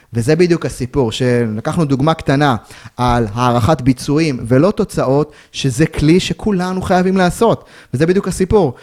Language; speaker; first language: Hebrew; native; Hebrew